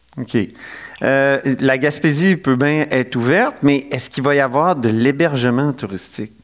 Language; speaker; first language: French; native; French